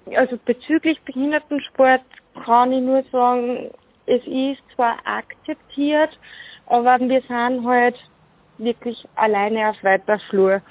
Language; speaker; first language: German; native; German